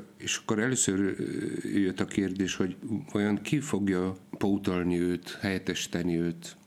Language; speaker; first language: Hungarian; non-native, fluent; Polish